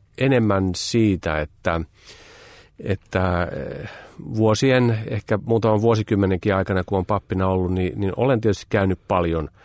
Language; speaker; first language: Finnish; native; Finnish